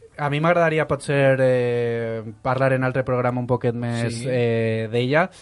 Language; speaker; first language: Catalan; native; Catalan